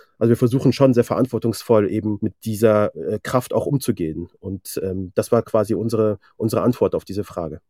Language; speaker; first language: German; early bilingual, other home language; Persian